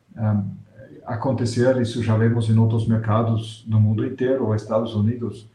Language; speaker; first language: Portuguese; non-native, fluent; German